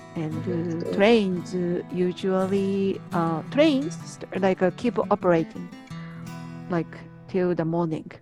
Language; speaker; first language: English; non-native, learner; Japanese